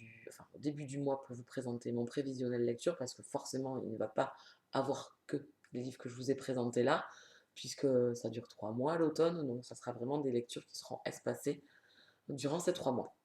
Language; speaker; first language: French; native; French